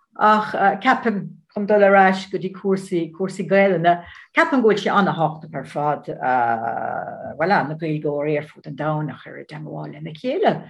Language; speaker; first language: Irish; non-native, learner; Dutch